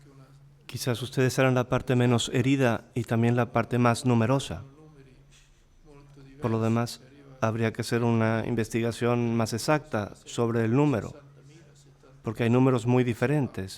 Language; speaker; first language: Spanish; non-native, fluent; Italian